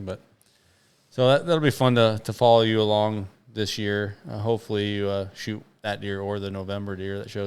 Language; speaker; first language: English; native; English